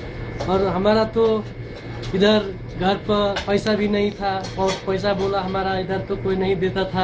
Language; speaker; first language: Hindi; non-native, learner; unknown